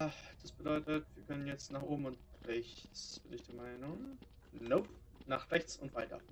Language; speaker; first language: German; native; German